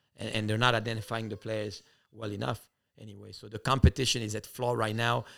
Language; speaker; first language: English; early bilingual, other home language; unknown